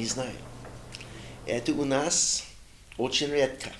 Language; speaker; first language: Russian; non-native, learner; English